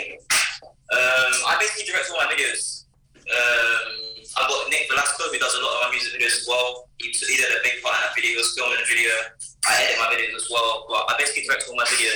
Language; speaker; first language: English; native; English